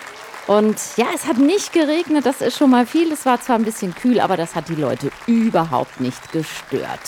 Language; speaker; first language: German; native; German